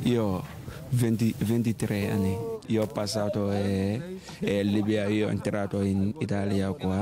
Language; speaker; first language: Italian; early bilingual, other home language; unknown